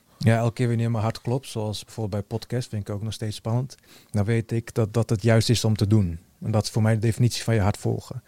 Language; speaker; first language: Dutch; early bilingual, other home language; Bosnian